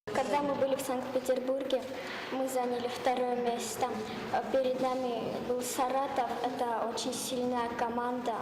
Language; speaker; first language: Russian; non-native, local second language; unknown